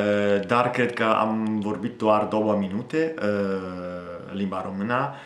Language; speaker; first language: Romanian; non-native, fluent; Italian